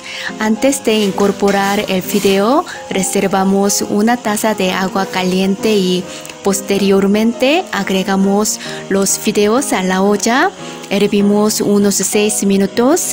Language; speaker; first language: Spanish; non-native, fluent; Korean